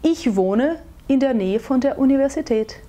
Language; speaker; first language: German; non-native, fluent; Portuguese